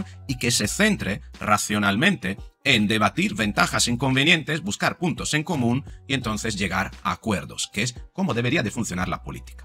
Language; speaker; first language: Spanish; native; Spanish